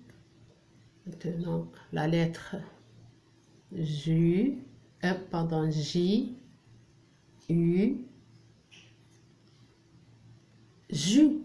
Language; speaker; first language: French; non-native, local second language; Arabic